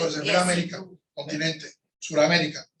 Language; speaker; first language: Spanish; native; Spanish